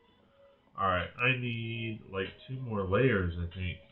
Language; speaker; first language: English; native; English